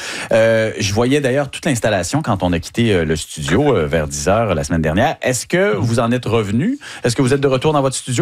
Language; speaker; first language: French; native; French